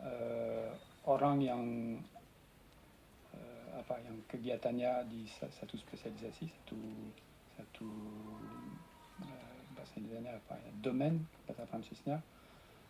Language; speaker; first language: Indonesian; non-native, fluent; French